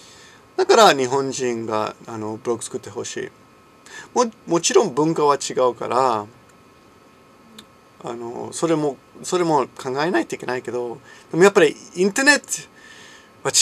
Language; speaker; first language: Japanese; non-native, fluent; English